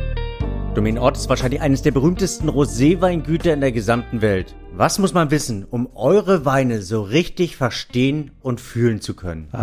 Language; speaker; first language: German; native; German